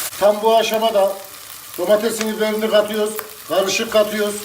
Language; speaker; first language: Turkish; native; Turkish